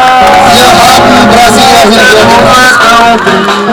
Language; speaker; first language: German; non-native, learner; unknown